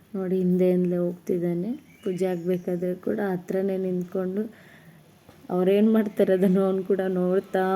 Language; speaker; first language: Kannada; non-native, local second language; Tulu